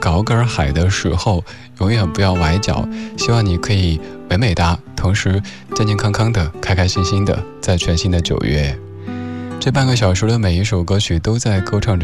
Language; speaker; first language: Chinese; native; Chinese